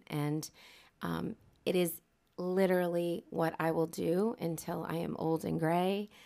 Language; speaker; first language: English; native; English